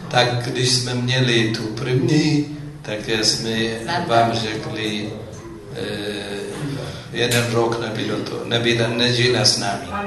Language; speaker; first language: Czech; non-native, fluent; Amharic